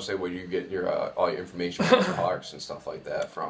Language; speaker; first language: English; native; English